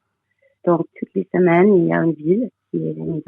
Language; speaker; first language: French; non-native, fluent; English